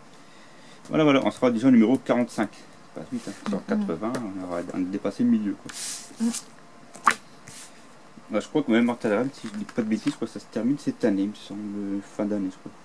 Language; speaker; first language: French; native; French